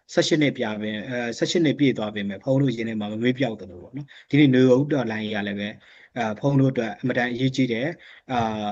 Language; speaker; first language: Burmese; native; Burmese